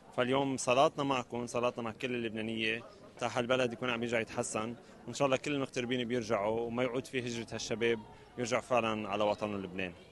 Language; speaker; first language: Arabic; early bilingual, heritage; Arabic